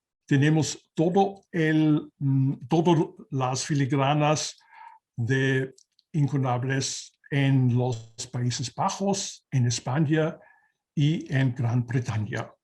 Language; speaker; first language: Spanish; non-native, learner; German